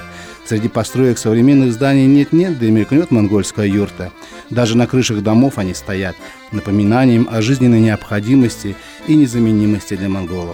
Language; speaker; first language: Russian; native; Russian